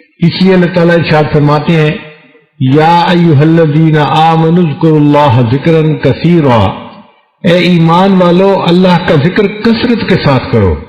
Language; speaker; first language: Urdu; non-native, local second language; Punjabi